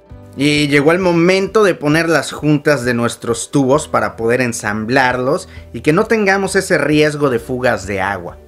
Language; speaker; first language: Spanish; native; Spanish